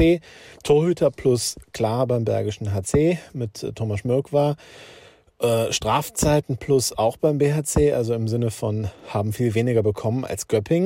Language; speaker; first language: German; native; German